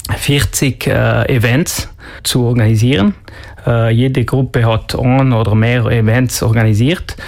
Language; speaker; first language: German; non-native, local second language; Ladin